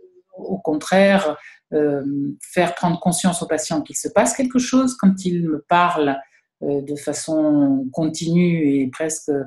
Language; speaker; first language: French; native; French